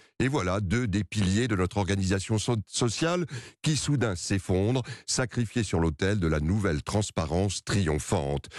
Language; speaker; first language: French; native; French